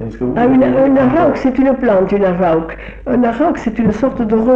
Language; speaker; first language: French; native; French